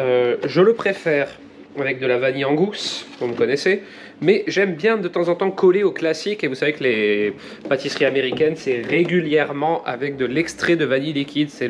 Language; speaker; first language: French; native; French